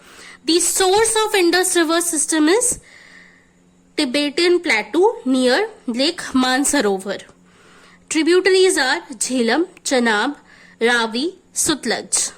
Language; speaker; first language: English; non-native, local second language; Hindi